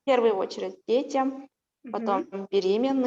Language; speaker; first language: Russian; non-native, local second language; Kazakh